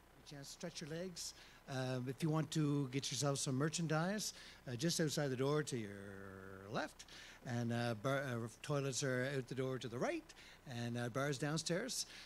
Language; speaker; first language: English; early bilingual, other home language; French